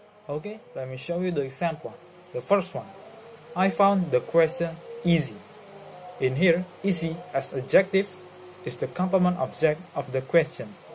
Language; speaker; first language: English; non-native, learner; Indonesian